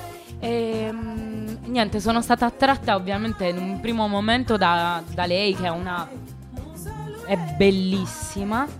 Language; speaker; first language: Italian; native; Italian